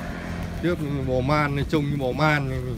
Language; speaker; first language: Vietnamese; native; Vietnamese